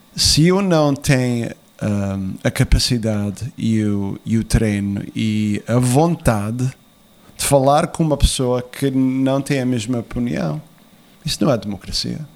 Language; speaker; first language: Portuguese; early bilingual, heritage; Portuguese